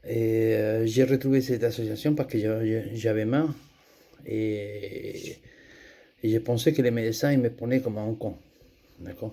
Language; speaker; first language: French; non-native, fluent; Spanish